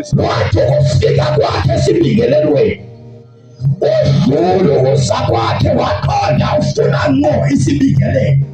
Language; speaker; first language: Zulu; non-native, local second language; Xhosa